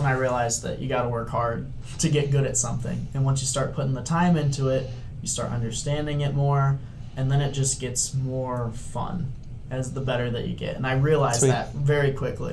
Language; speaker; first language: English; native; English